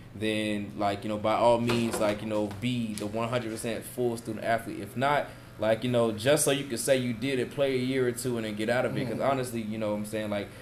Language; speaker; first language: English; native; English